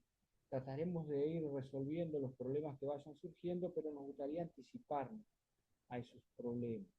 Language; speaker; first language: Spanish; native; Spanish